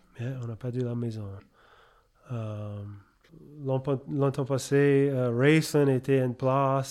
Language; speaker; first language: French; early bilingual, heritage; French